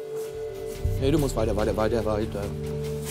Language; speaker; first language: German; native; German